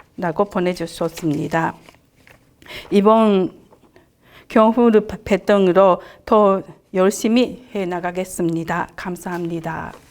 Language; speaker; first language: Korean; non-native, fluent; Japanese